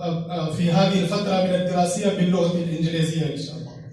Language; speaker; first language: Arabic; non-native, fluent; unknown